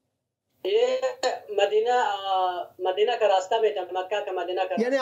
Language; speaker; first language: Hindi; non-native, learner; Hazaragi